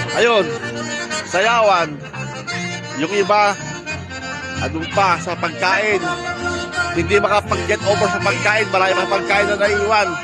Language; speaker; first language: Filipino; native; Filipino